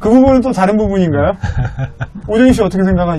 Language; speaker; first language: Korean; native; Korean